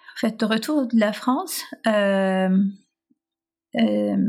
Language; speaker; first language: French; non-native, local second language; Arabic